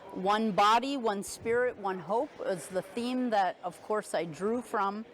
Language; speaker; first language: English; native; English